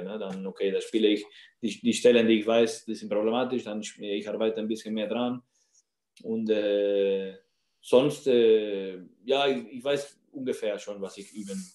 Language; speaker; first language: German; non-native, fluent; Spanish